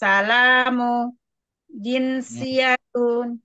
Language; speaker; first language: Arabic; non-native, learner; Indonesian